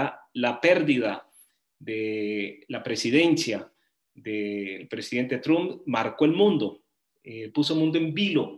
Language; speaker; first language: Spanish; native; Spanish